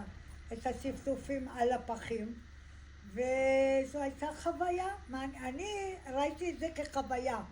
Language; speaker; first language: Hebrew; early bilingual, other home language; Arabic